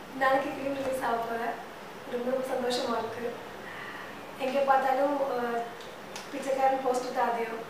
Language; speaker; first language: Tamil; non-native, learner; Malayalam